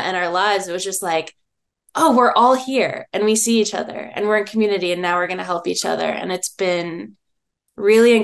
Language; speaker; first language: English; native; English